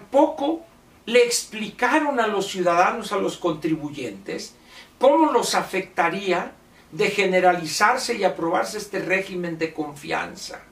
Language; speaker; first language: Spanish; native; Spanish